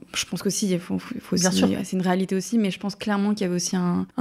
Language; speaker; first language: French; native; French